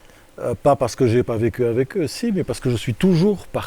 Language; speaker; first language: French; non-native, local second language; Arabic